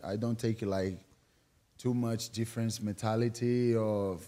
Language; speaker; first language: English; non-native, fluent; Portuguese